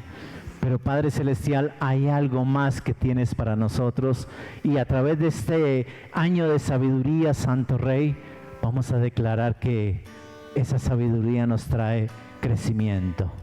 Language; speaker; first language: Spanish; native; Spanish